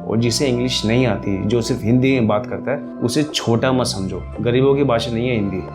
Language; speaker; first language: Hindi; native; Hindi